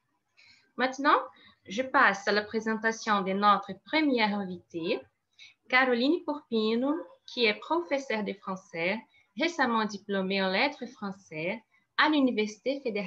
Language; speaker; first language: French; non-native, fluent; Portuguese